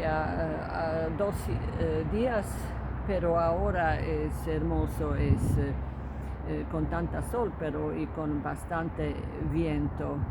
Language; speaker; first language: Spanish; non-native, fluent; Croatian